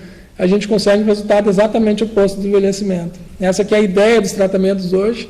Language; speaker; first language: Portuguese; native; Portuguese